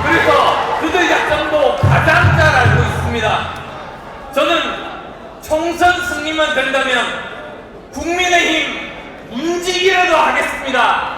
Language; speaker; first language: Korean; native; Korean